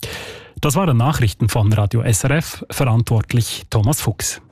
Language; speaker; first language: German; native; German